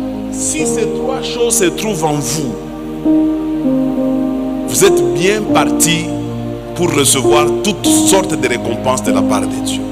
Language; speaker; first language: French; non-native, local second language; Swahili